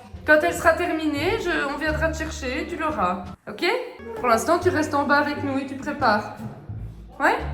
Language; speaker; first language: French; native; French